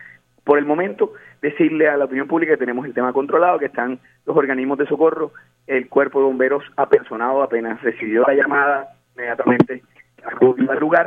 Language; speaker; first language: Spanish; native; Spanish